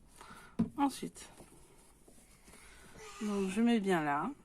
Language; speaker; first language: French; native; French